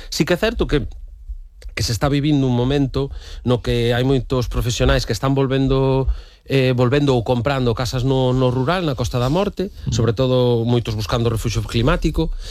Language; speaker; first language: Galician; native; Galician